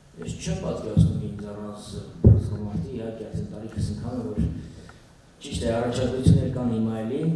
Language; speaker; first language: Armenian; native; Armenian